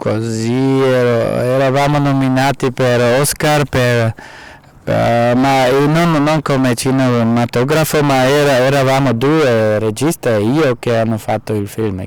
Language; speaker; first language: Italian; non-native, fluent; German